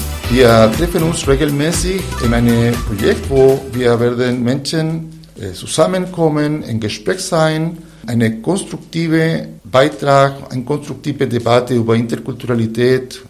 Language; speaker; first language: German; non-native, fluent; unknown